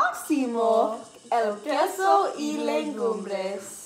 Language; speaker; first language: Spanish; non-native, learner; English